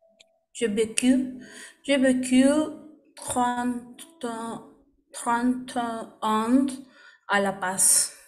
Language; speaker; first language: French; non-native, learner; Spanish